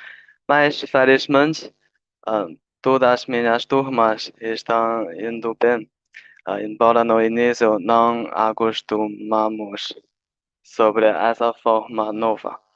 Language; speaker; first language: Portuguese; non-native, learner; Chinese